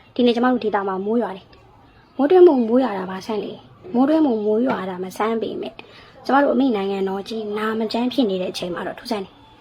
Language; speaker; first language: Burmese; non-native, local second language; Hakha Chin